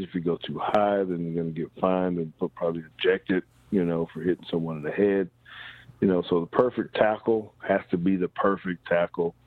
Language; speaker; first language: English; native; English